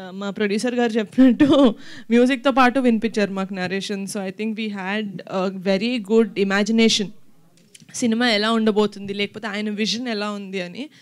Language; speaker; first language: Telugu; native; Telugu